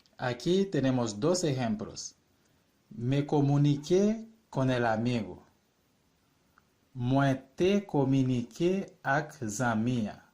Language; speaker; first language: Spanish; non-native, fluent; Haitian Creole